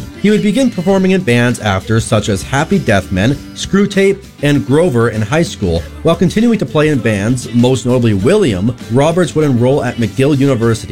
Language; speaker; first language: English; native; English